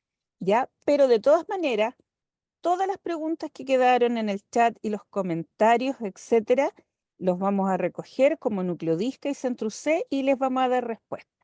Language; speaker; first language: Spanish; native; Spanish